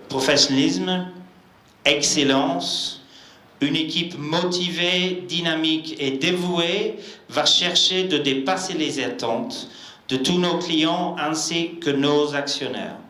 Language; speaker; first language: French; non-native, fluent; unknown